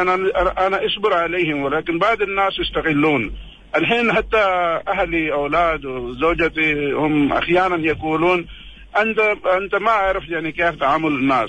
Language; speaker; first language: Arabic; non-native, learner; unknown